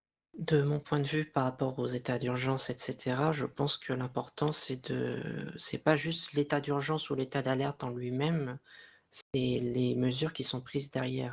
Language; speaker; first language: French; native; French